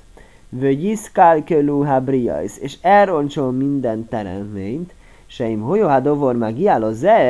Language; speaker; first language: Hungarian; native; Hungarian